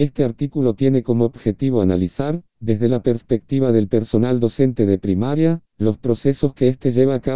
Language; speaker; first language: Spanish; native; Spanish